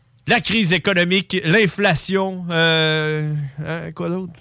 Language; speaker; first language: French; native; French